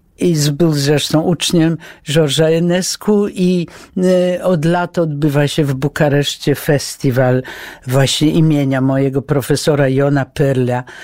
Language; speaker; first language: Polish; early bilingual, heritage; Polish